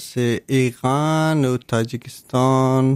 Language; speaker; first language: French; non-native, learner; Persian